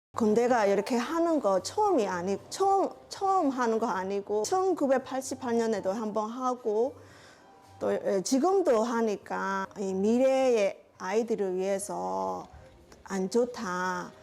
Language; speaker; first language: Korean; non-native, learner; Burmese